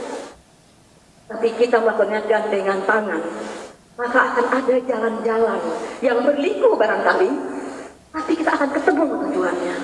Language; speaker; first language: Indonesian; native; Indonesian